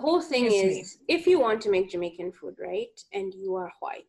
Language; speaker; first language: English; non-native, local second language; Ganda